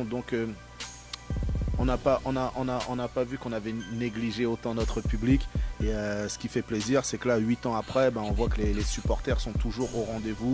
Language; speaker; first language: French; native; French